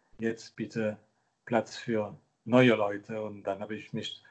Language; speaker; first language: German; non-native, local second language; French